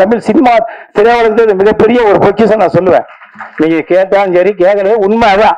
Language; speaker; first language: Tamil; native; Tamil